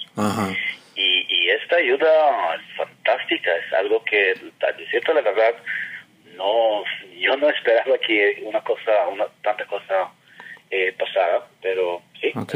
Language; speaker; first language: Spanish; non-native, fluent; Hebrew